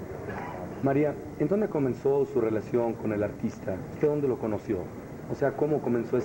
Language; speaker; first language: Spanish; native; Spanish